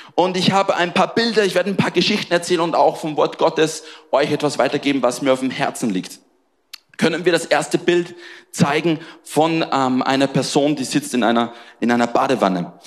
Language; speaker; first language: German; native; German